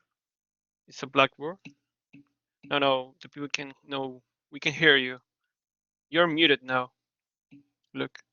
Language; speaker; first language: English; non-native, learner; Spanish